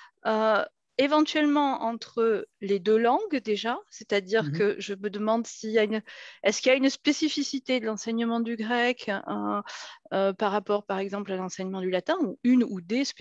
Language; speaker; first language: French; native; French